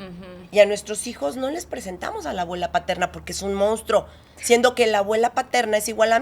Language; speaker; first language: Spanish; native; Spanish